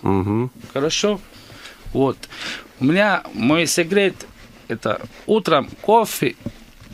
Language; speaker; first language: Russian; non-native, learner; Italian